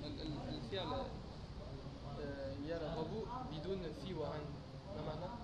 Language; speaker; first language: Arabic; non-native, learner; French